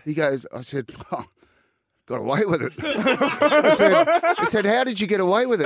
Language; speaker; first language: English; native; English